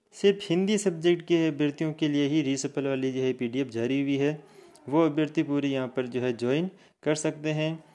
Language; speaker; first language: Hindi; native; Hindi